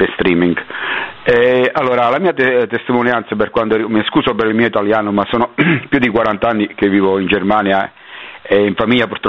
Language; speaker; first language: Italian; native; Italian